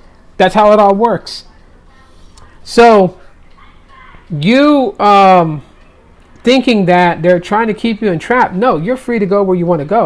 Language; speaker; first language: English; native; English